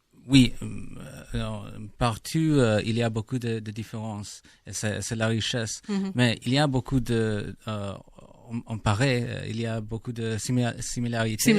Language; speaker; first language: French; non-native, learner; English